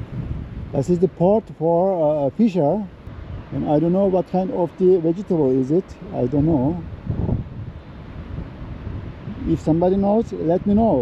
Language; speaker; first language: English; non-native, learner; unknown